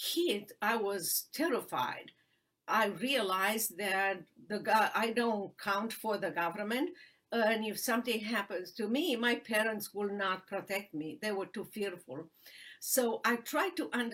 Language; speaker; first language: English; non-native, fluent; Romanian